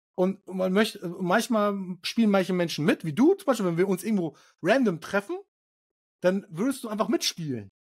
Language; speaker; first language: German; early bilingual, other home language; Arabic